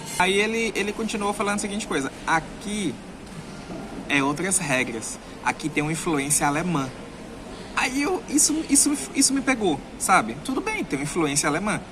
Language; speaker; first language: Portuguese; native; Portuguese